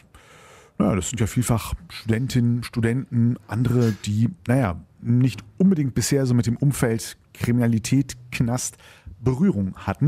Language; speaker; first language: German; native; German